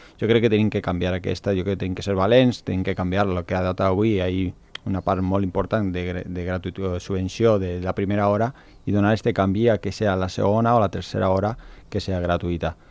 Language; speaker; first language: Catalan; non-native, local second language; Spanish